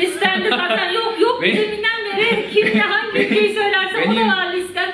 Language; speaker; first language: Turkish; native; Turkish